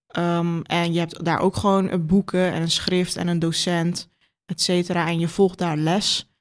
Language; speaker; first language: Dutch; early bilingual, other home language; Turkish